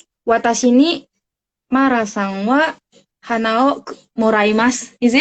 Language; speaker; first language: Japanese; non-native, learner; Indonesian